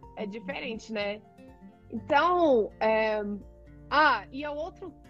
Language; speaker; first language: Portuguese; non-native, fluent; English